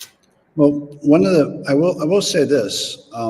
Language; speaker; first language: English; native; English